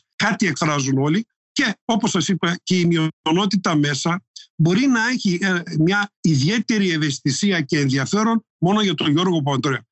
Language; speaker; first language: Greek; non-native, local second language; Turkish